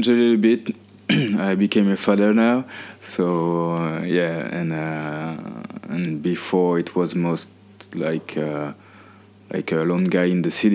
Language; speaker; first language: English; non-native, fluent; French